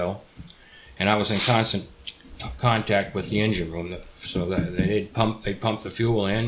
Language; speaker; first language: English; native; English